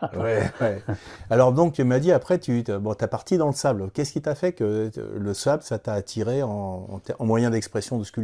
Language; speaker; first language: French; native; French